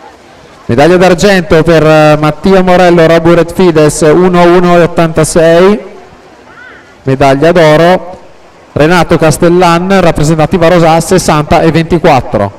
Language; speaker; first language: Italian; native; Italian